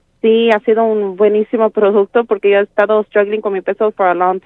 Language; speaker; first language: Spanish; early bilingual, other home language; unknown